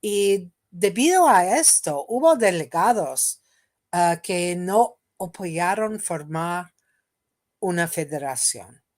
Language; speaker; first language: Spanish; non-native, fluent; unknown